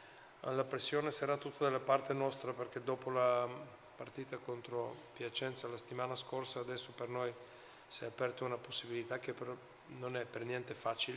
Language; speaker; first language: Italian; non-native, fluent; Bulgarian